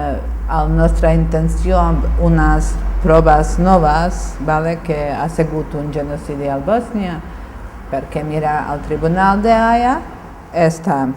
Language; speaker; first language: Catalan; non-native, fluent; Bosnian